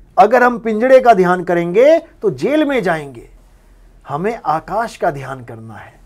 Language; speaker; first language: Hindi; non-native, local second language; Punjabi